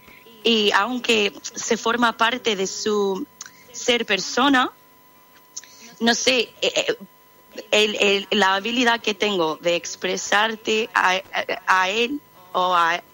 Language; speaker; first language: Spanish; non-native, fluent; English